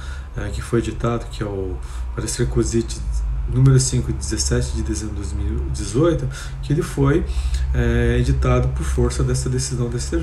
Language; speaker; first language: Portuguese; native; Portuguese